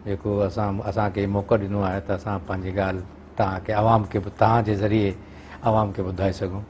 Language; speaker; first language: Sindhi; non-native, local second language; Urdu